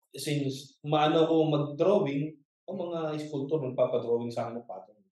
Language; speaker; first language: Filipino; native; Filipino